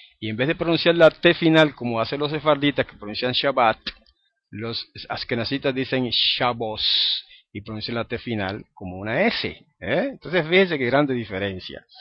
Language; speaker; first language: Spanish; native; Spanish